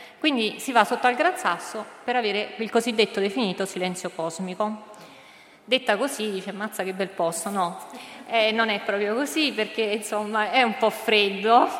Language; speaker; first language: Italian; native; Italian